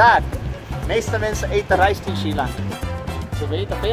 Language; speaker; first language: Dutch; non-native, learner; Sinhala